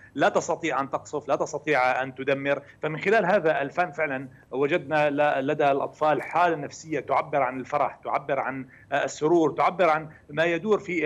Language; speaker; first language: Arabic; native; Arabic